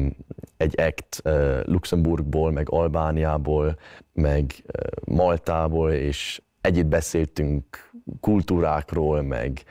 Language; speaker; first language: Hungarian; early bilingual, heritage; Hungarian